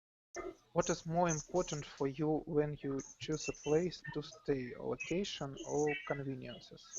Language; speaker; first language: English; non-native, learner; Russian